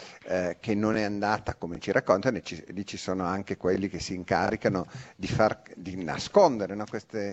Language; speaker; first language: Italian; native; Italian